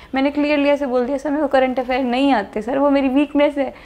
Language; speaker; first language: Hindi; native; Hindi